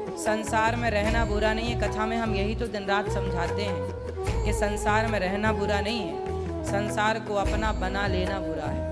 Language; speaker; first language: Hindi; native; Hindi